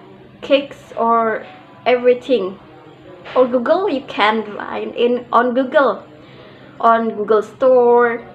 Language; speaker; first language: English; non-native, learner; Indonesian